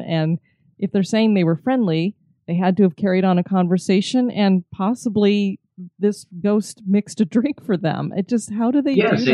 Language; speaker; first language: English; native; English